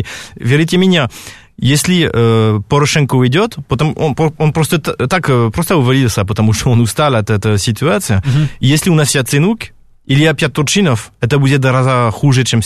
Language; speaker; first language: Russian; non-native, fluent; French